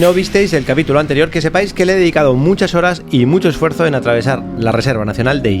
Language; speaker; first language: Spanish; native; Spanish